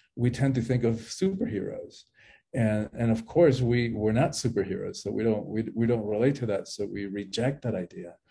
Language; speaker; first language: English; early bilingual, other home language; Spanish